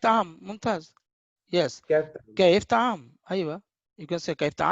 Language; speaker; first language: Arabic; non-native, fluent; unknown